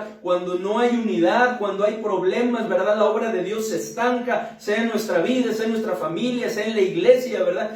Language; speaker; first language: Spanish; native; Spanish